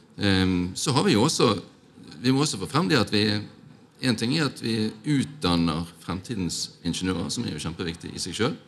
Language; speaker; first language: Norwegian; native; Norwegian